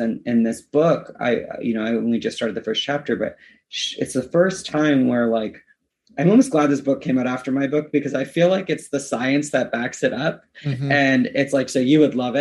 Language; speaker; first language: English; native; English